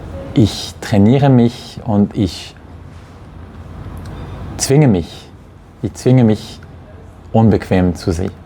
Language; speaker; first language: German; non-native, local second language; French